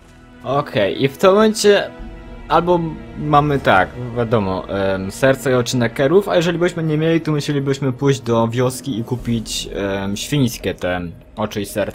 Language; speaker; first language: Polish; native; Polish